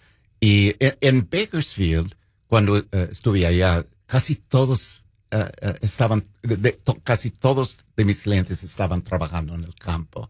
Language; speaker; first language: Spanish; non-native, fluent; English